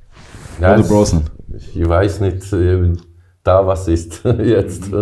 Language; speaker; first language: German; non-native, learner; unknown